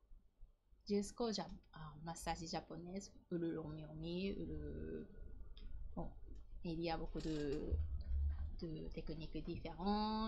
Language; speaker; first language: French; non-native, learner; Japanese